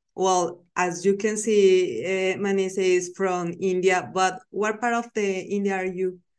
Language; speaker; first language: English; non-native, learner; Spanish